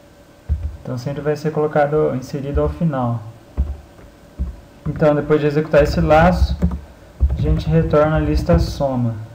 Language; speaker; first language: Portuguese; native; Portuguese